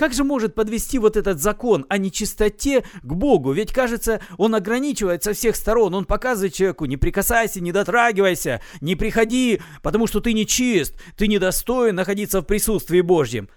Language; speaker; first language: Russian; native; Russian